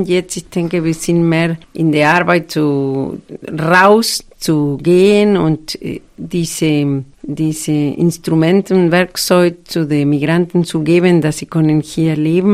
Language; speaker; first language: German; non-native, fluent; Spanish